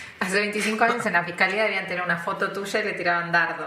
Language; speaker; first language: Spanish; native; Spanish